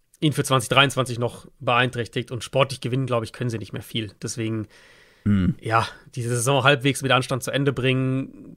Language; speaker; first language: German; native; German